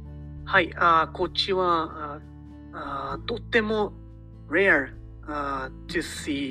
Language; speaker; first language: Japanese; non-native, learner; Portuguese